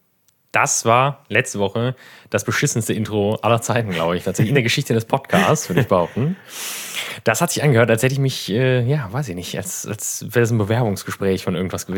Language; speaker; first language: German; native; German